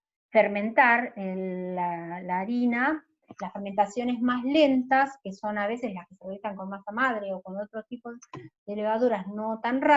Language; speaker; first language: Spanish; native; Spanish